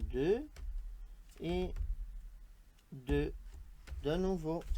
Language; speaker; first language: French; non-native, local second language; Dutch